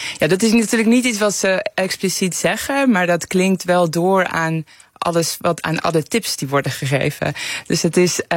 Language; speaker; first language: Dutch; early bilingual, other home language; Persian